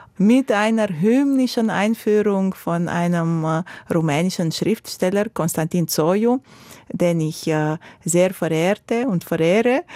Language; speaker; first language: German; non-native, fluent; Romanian